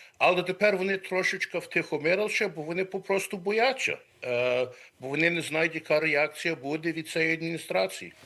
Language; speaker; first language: Ukrainian; early bilingual, heritage; Ukrainian